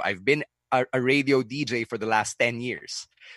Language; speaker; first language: English; non-native, local second language; Filipino